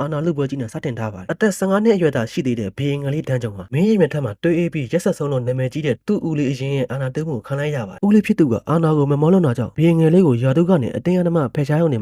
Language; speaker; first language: Burmese; native; Burmese